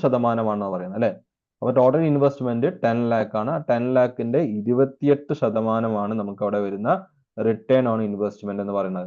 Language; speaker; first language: Malayalam; native; Malayalam